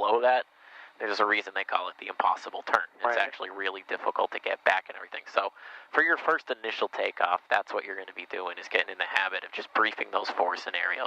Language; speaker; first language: English; native; English